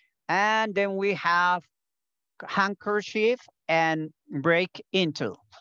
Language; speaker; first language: English; non-native, fluent; Spanish